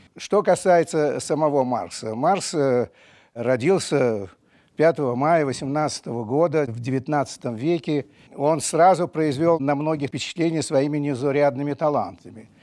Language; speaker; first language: Russian; native; Russian